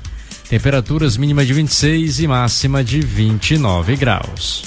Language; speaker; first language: Portuguese; native; Portuguese